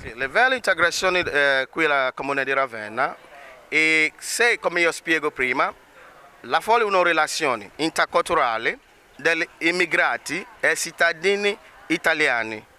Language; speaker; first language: Italian; non-native, learner; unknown